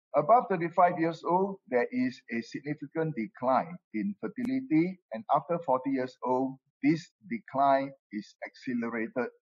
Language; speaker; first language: English; non-native, local second language; Min Nan Chinese